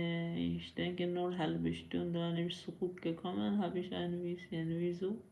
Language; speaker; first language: German; non-native, learner; Persian